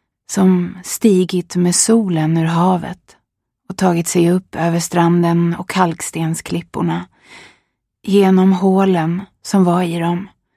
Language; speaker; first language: Swedish; native; Swedish